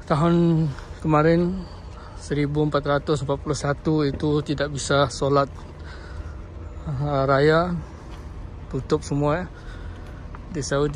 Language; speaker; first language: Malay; early bilingual, heritage; Malay